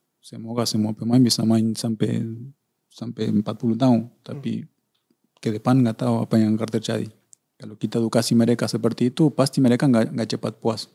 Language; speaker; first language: Indonesian; non-native, fluent; Spanish